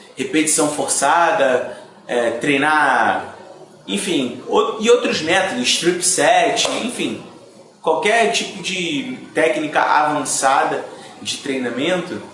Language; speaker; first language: Portuguese; native; Portuguese